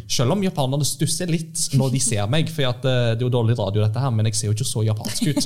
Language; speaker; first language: Norwegian; native; Norwegian